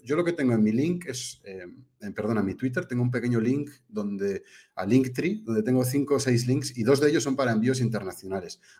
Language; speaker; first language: Spanish; native; Spanish